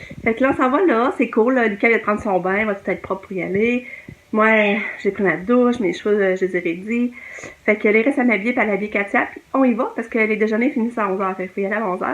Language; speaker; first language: French; native; French